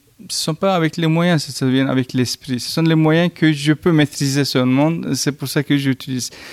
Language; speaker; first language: French; non-native, fluent; Turkish